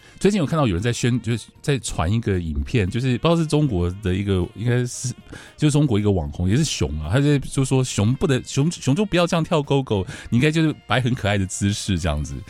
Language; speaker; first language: Chinese; native; Chinese